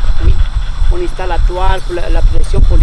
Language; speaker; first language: French; non-native, learner; Spanish